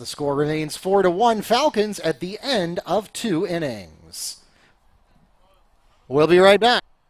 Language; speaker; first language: English; native; English